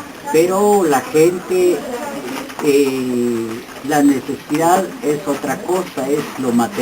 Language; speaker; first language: Spanish; non-native, local second language; Kʼicheʼ